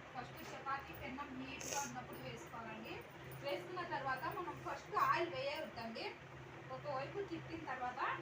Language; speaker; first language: Telugu; non-native, local second language; Urdu